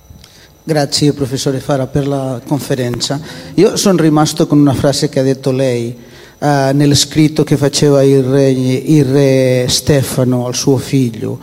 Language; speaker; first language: Italian; non-native, fluent; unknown